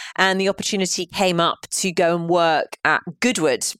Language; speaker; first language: English; native; English